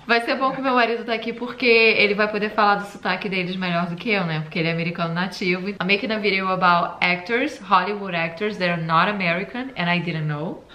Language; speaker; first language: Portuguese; native; Portuguese